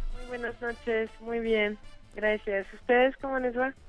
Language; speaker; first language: Spanish; non-native, fluent; French